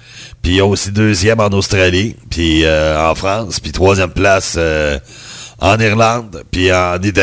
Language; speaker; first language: French; native; French